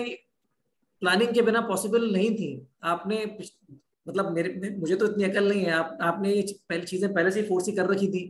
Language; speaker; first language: Hindi; native; Hindi